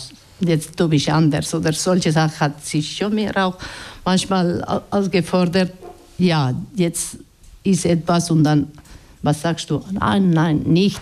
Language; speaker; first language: German; non-native, fluent; Basque